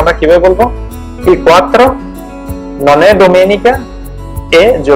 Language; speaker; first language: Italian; non-native, fluent; Bangla